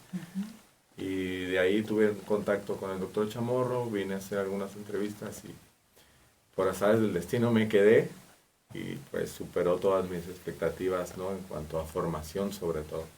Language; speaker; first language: Spanish; native; Spanish